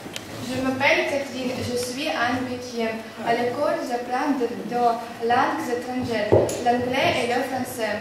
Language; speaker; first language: French; non-native, learner; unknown